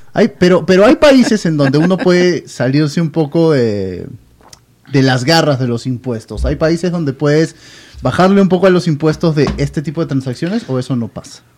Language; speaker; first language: Spanish; native; Spanish